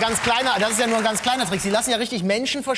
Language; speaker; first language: German; native; German